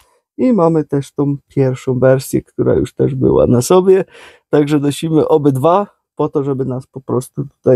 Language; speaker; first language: Polish; native; Polish